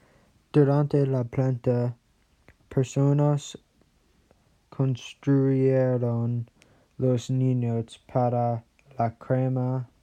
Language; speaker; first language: Spanish; non-native, learner; English